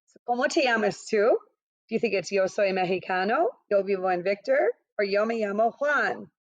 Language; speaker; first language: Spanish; non-native, fluent; English